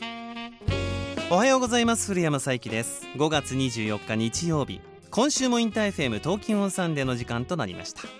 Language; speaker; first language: Japanese; native; Japanese